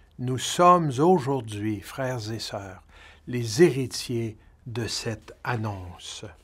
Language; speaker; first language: French; native; French